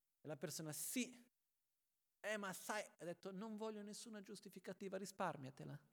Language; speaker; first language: Italian; non-native, fluent; Portuguese